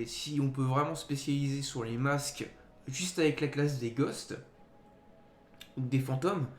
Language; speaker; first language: French; native; French